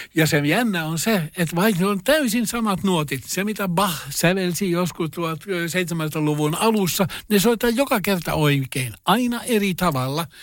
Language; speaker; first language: Finnish; non-native, local second language; Swedish